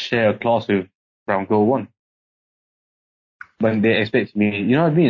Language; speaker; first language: English; native; English